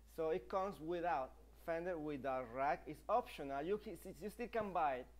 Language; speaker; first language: English; non-native, fluent; Spanish